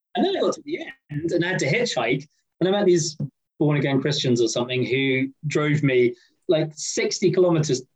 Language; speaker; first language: English; native; English